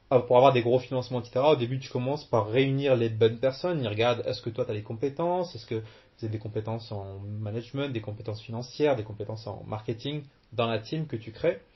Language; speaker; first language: French; early bilingual, other home language; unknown